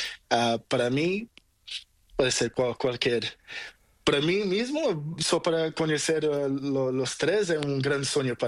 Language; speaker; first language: Spanish; non-native, learner; Portuguese